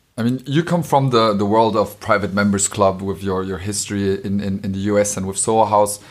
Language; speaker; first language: English; non-native, fluent; German